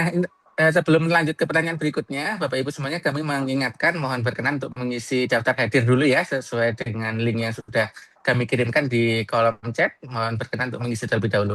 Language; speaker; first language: Indonesian; native; Indonesian